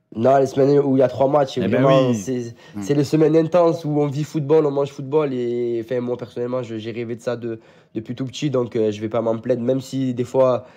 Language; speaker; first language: French; native; French